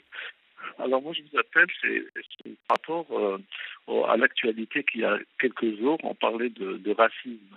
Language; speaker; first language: French; non-native, local second language; Arabic